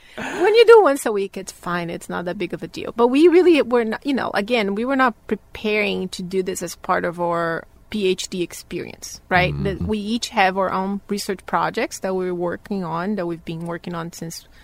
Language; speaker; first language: English; non-native, fluent; Portuguese